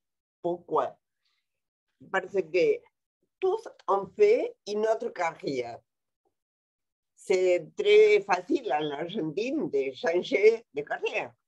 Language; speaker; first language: French; non-native, fluent; Spanish